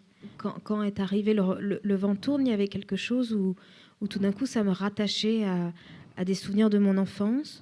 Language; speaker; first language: French; native; French